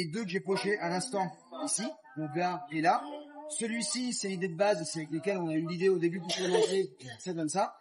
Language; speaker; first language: French; native; French